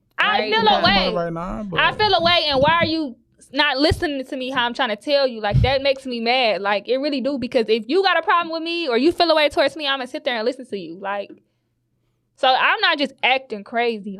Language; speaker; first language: English; native; English